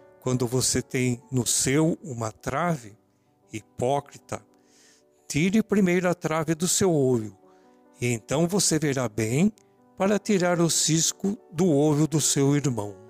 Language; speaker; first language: Portuguese; native; Portuguese